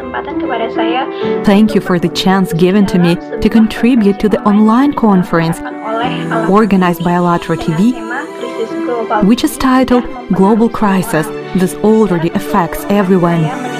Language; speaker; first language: English; non-native, fluent; Vietnamese